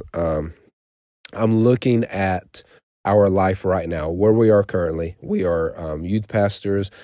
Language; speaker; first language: English; native; English